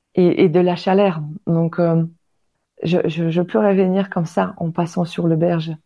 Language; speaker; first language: French; non-native, fluent; Polish